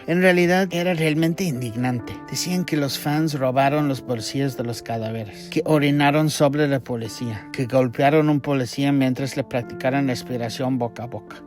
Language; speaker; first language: Spanish; non-native, fluent; English